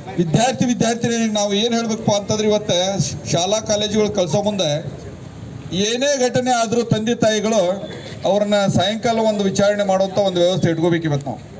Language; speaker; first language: Kannada; native; Kannada